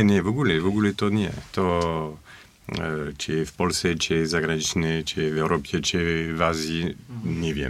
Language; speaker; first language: Polish; non-native, fluent; French